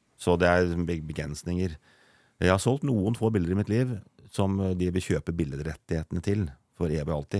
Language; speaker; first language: Norwegian; native; Norwegian